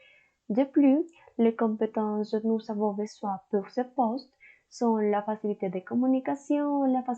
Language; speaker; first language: French; non-native, learner; Spanish